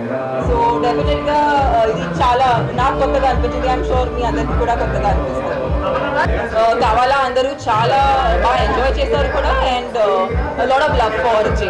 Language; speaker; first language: Telugu; non-native, fluent; Hindi